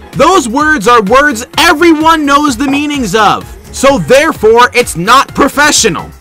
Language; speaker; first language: English; native; English